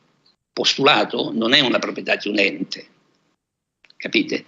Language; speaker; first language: Italian; native; Italian